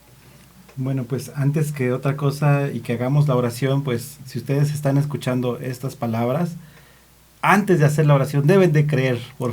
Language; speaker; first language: Spanish; native; Spanish